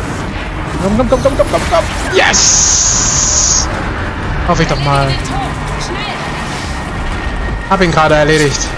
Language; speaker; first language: German; native; German